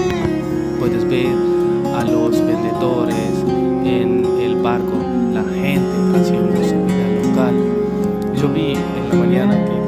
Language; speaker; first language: Spanish; non-native, learner; Hindi